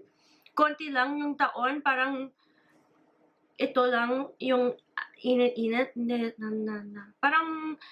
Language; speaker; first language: Filipino; early bilingual, heritage; English